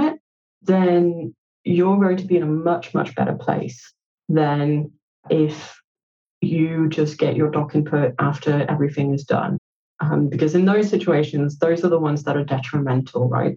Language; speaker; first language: English; non-native, fluent; Danish